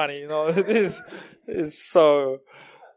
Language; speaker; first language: English; non-native, learner; Kazakh